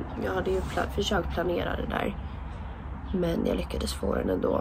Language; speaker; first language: Swedish; native; Swedish